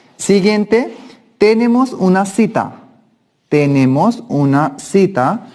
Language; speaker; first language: Spanish; non-native, fluent; Hindi